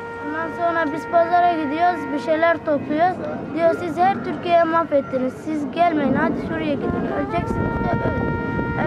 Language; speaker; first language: Turkish; non-native, learner; Arabic